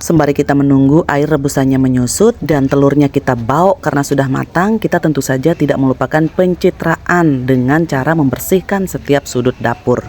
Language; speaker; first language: Indonesian; non-native, local second language; Sasak